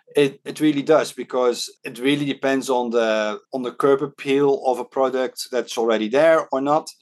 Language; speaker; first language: English; non-native, fluent; Dutch